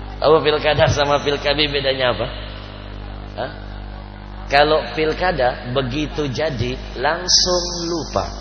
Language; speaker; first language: Indonesian; native; Indonesian